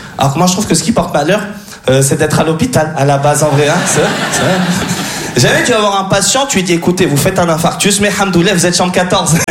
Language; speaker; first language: French; early bilingual, other home language; Arabic